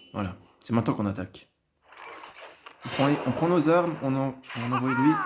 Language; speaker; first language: French; native; French